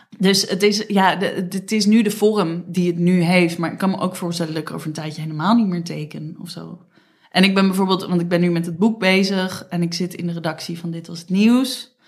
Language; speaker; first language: Dutch; native; Dutch